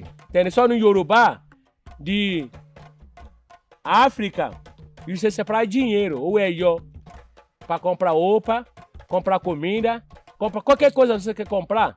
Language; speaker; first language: Portuguese; non-native, learner; Yoruba